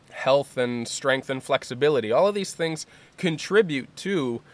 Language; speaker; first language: English; native; English